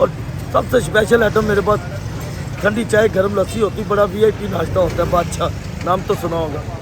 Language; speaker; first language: Urdu; non-native, local second language; Punjabi